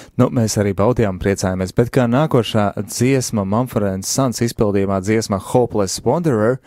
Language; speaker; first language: Latvian; native; Latvian